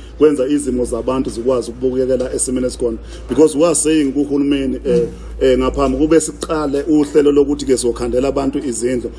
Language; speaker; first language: Zulu; native; Zulu